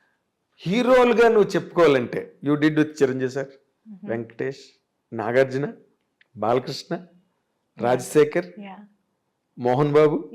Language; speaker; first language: Telugu; native; Telugu